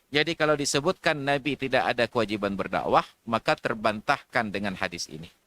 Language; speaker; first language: Malay; non-native, local second language; Achinese